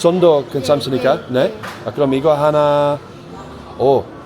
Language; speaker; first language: Korean; non-native, learner; Dutch